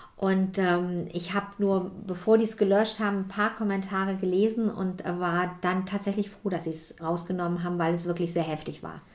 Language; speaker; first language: German; native; German